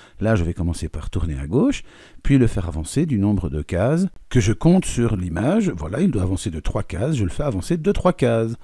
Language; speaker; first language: French; native; French